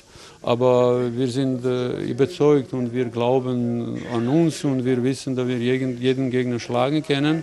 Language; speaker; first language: German; non-native, learner; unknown